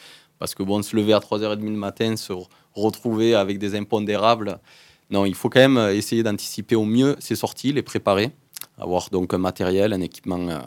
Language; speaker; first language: French; native; French